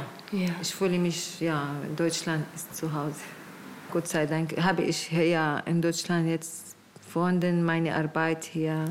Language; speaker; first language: German; non-native, learner; Arabic